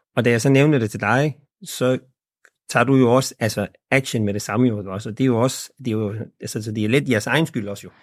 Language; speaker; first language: Danish; early bilingual, other home language; Persian